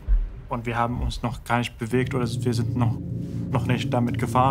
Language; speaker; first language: German; non-native, fluent; Arabic